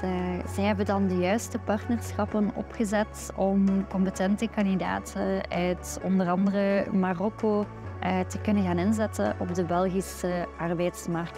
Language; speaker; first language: Dutch; native; Dutch